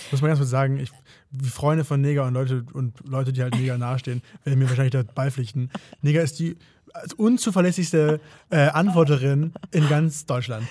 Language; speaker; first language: German; native; German